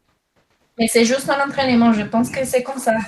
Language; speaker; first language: French; non-native, fluent; Spanish